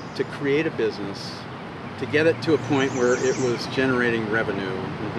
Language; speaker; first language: English; native; English